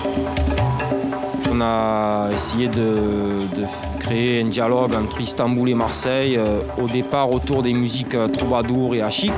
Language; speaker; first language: French; native; French